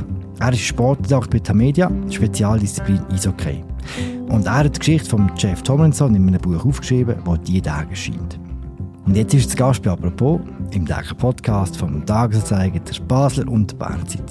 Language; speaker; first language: German; native; German